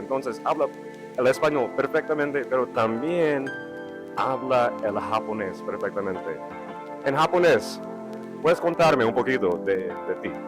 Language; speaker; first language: Spanish; non-native, fluent; English